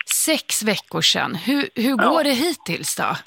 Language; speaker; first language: Swedish; native; Swedish